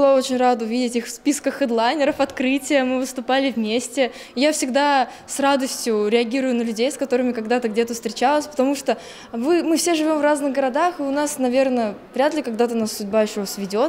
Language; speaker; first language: Russian; native; Russian